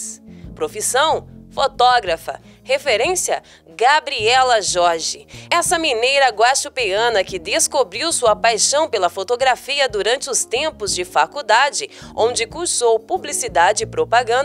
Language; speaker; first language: Portuguese; native; Portuguese